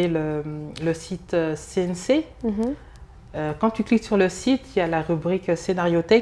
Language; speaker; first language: French; early bilingual, other home language; Lingala